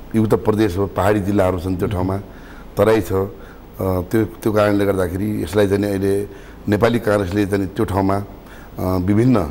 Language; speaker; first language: Nepali; native; Nepali